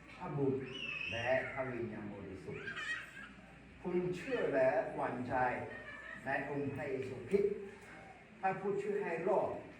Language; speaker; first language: Thai; non-native, local second language; Akha